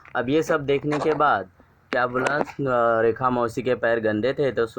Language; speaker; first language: Hindi; non-native, local second language; Marathi